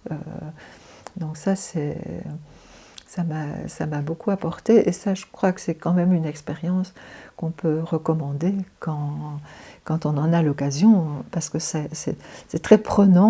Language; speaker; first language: French; native; French